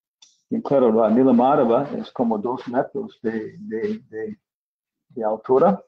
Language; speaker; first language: Spanish; non-native, fluent; English